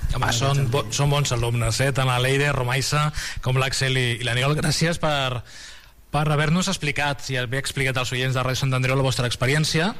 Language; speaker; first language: Catalan; native; Catalan